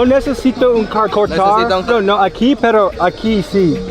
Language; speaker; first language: Spanish; non-native, learner; English